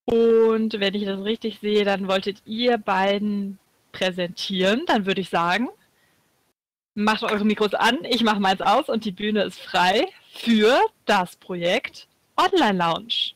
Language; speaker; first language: German; native; German